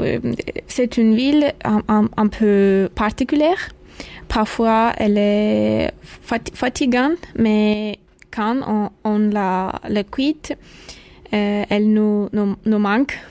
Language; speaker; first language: French; non-native, learner; Turkish